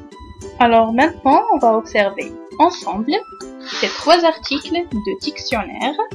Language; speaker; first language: French; non-native, local second language; Arabic